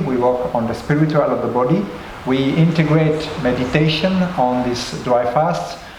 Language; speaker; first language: English; non-native, learner; French